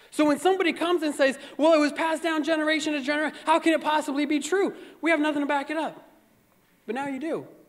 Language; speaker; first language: English; native; English